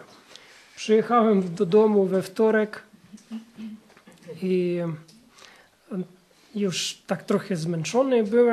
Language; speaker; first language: Polish; non-native, fluent; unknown